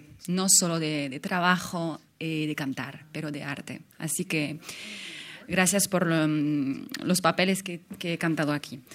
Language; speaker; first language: Spanish; non-native, fluent; French